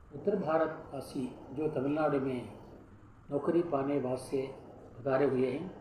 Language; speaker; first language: Hindi; non-native, local second language; Tamil